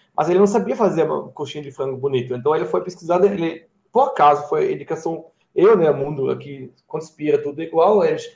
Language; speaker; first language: Portuguese; non-native, fluent; German